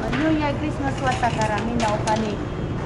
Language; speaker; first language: Japanese; non-native, learner; Filipino